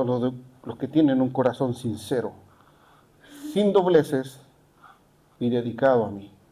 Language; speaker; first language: Spanish; native; Spanish